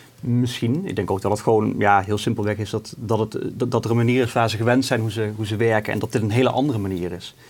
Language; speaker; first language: Dutch; native; Dutch